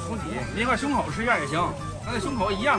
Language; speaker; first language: Chinese; native; Chinese